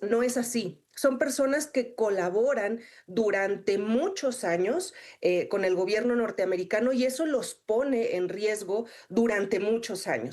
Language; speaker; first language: Spanish; native; Spanish